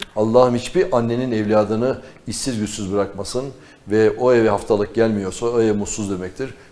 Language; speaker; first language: Turkish; native; Turkish